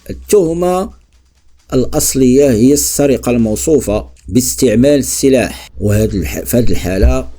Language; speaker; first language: Arabic; native; Arabic